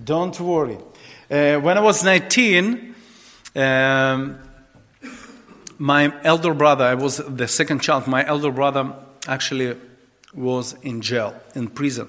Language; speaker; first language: English; non-native, learner; Ukrainian